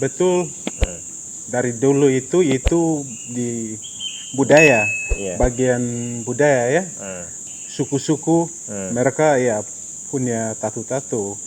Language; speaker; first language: Indonesian; non-native, fluent; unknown